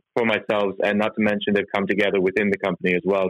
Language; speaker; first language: English; non-native, fluent; Norwegian